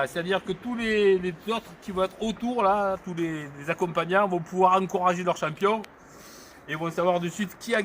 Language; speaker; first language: French; native; French